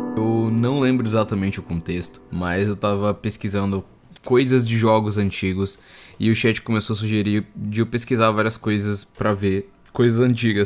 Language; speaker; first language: Portuguese; native; Portuguese